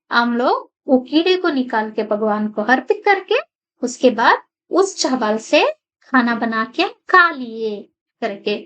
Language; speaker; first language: Hindi; non-native, local second language; Kannada